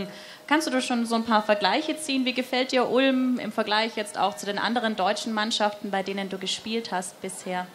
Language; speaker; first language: German; native; German